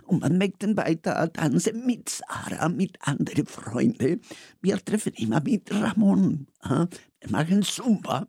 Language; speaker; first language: German; non-native, learner; Spanish